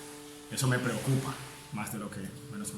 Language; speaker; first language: Spanish; native; Spanish